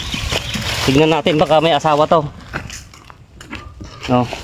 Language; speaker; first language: Filipino; native; Filipino